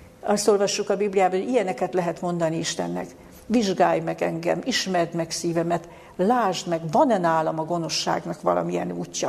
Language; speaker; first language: Hungarian; native; Hungarian